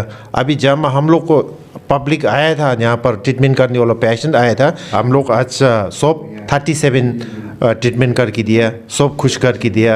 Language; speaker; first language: Hindi; non-native, fluent; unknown